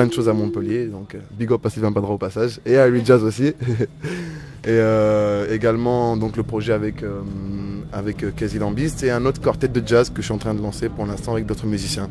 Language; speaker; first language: French; native; French